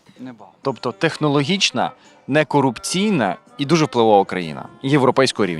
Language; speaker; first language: Ukrainian; native; Ukrainian